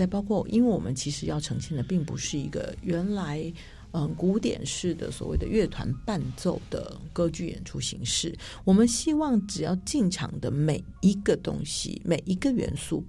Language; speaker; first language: Chinese; native; Chinese